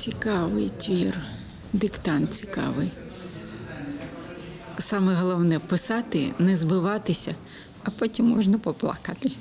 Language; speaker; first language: Ukrainian; non-native, local second language; Russian